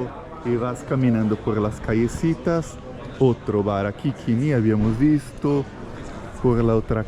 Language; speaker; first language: Spanish; non-native, fluent; Portuguese